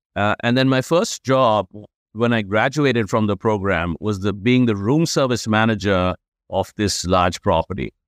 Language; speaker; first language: English; non-native, local second language; Hindi